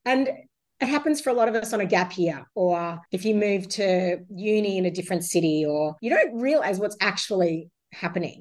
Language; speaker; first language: English; native; English